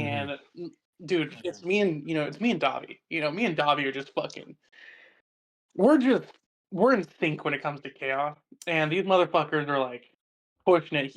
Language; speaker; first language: English; native; English